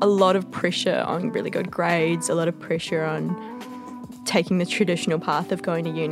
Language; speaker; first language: English; native; English